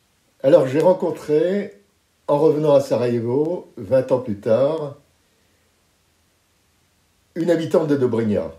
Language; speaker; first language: French; native; French